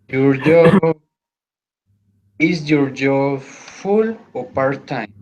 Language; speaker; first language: English; non-native, learner; Spanish